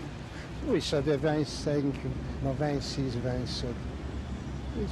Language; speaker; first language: French; non-native, learner; Hungarian